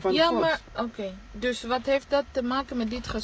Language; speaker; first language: Dutch; early bilingual, other home language; Lingala